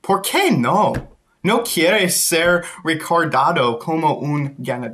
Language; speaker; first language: Spanish; non-native, learner; English